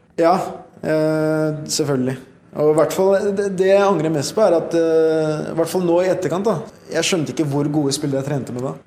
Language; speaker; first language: Norwegian; early bilingual, other home language; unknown